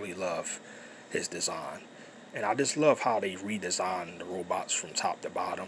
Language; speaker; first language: English; native; English